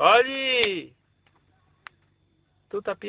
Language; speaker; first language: Portuguese; native; Portuguese